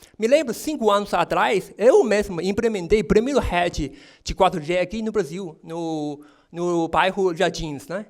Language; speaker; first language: Portuguese; non-native, fluent; Chinese